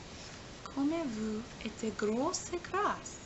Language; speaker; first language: French; non-native, learner; English